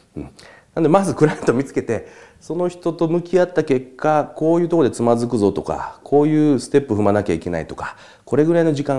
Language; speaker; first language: Japanese; native; Japanese